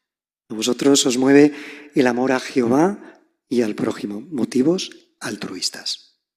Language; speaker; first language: Spanish; native; Spanish